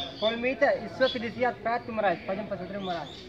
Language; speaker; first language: Russian; non-native, learner; Sinhala